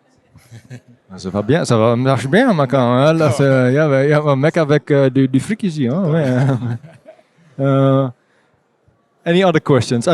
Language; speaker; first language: French; non-native, fluent; Dutch